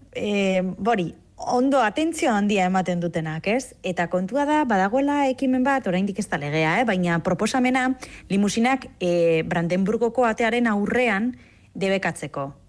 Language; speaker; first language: Basque; native; Basque